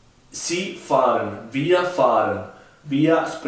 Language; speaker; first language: German; non-native, fluent; Spanish